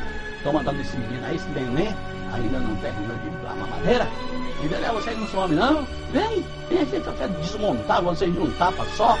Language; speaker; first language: Portuguese; native; Portuguese